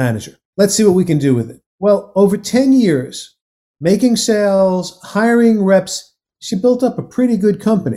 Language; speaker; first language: English; native; English